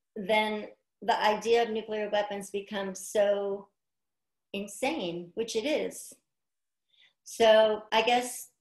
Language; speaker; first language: English; native; English